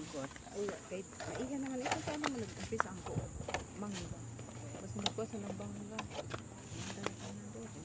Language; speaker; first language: Filipino; non-native, local second language; Waray